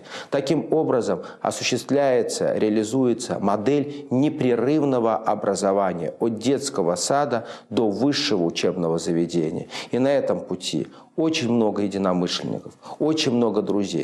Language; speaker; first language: Russian; native; Russian